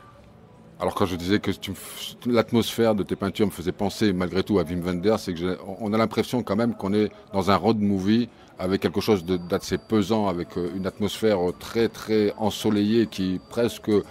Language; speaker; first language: French; native; French